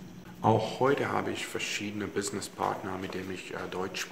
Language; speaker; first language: German; non-native, fluent; Latvian